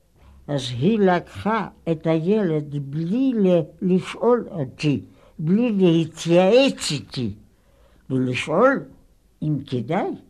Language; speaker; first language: Hebrew; non-native, fluent; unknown